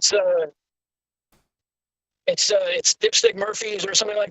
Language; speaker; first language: English; native; English